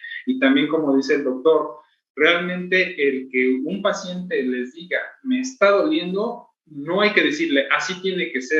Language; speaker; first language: Spanish; native; Spanish